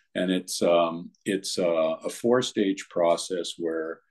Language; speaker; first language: English; native; English